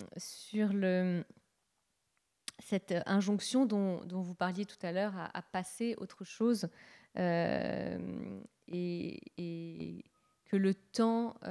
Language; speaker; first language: French; native; French